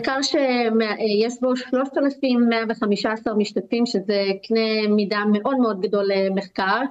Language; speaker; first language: Hebrew; native; Hebrew